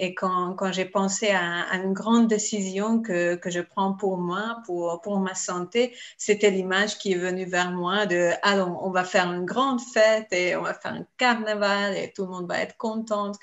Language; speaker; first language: French; non-native, fluent; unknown